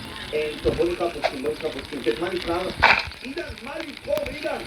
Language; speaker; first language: Hebrew; native; Hebrew